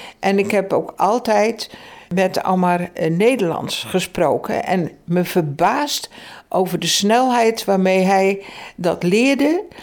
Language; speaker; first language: Dutch; native; Dutch